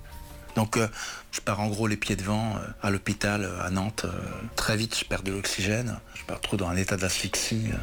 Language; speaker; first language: French; native; French